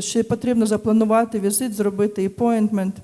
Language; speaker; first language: Ukrainian; native; Ukrainian